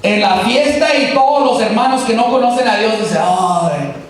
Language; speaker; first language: Spanish; early bilingual, heritage; Spanish